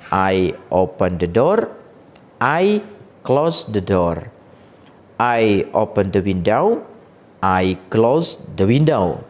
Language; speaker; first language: English; non-native, fluent; Indonesian